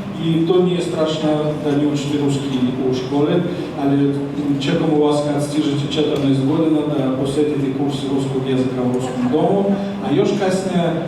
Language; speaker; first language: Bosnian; non-native, fluent; Russian